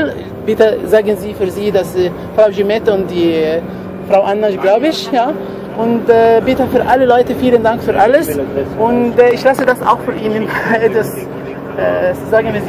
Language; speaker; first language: German; non-native, fluent; Arabic